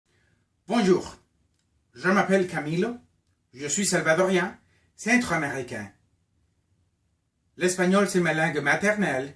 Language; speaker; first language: French; non-native, fluent; Spanish